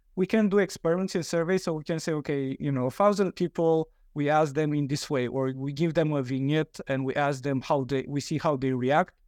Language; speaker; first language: English; non-native, fluent; Romanian